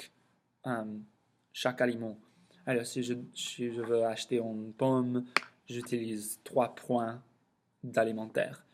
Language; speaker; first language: French; non-native, learner; English